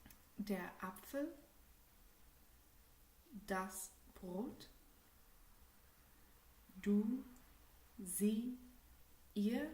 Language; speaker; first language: German; non-native, fluent; English